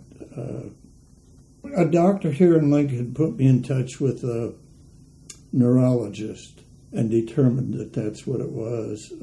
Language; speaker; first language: English; native; English